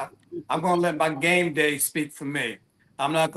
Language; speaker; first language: English; native; English